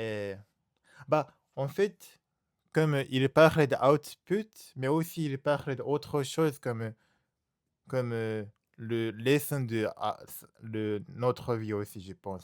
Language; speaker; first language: French; non-native, learner; Japanese